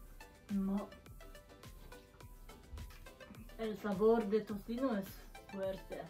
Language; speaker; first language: Spanish; non-native, learner; Japanese